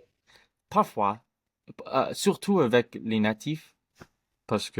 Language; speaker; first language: French; non-native, learner; English